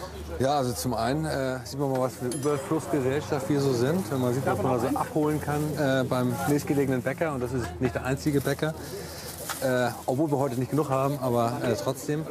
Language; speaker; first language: German; native; German